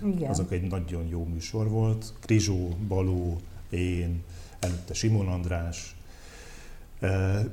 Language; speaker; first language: Hungarian; native; Hungarian